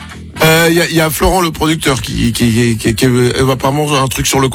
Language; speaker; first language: French; native; French